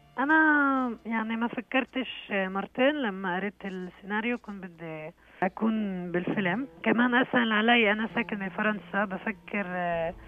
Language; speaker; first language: Arabic; early bilingual, heritage; Arabic